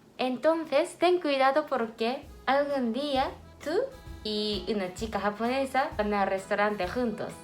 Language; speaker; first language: Spanish; non-native, fluent; Japanese